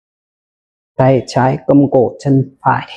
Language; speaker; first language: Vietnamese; non-native, learner; Hindi